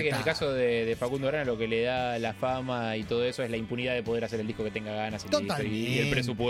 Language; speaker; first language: Spanish; native; Spanish